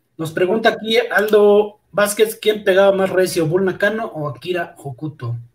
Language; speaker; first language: Spanish; native; Spanish